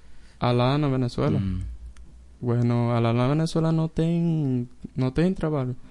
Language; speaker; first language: Portuguese; non-native, learner; Spanish